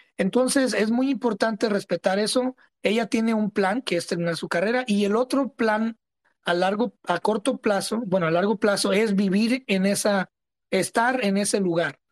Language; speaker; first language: Spanish; early bilingual, heritage; Spanish